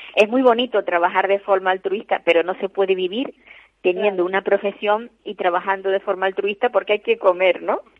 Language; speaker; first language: Spanish; native; Spanish